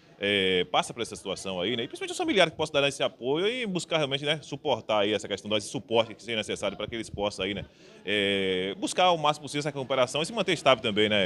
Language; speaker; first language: Portuguese; native; Portuguese